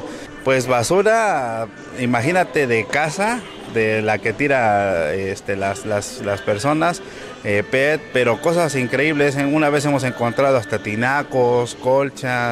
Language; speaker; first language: Spanish; native; Spanish